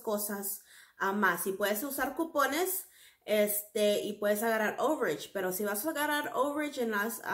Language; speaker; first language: Spanish; early bilingual, heritage; Spanish